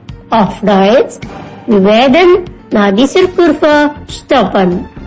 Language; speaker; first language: German; non-native, fluent; Indonesian